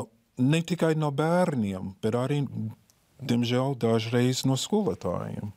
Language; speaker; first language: Latvian; non-native, fluent; English